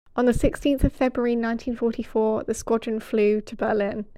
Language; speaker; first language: English; native; English